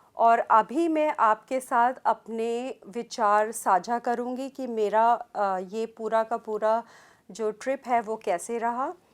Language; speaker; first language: Hindi; native; Hindi